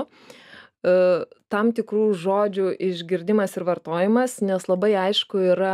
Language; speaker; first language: Lithuanian; native; Lithuanian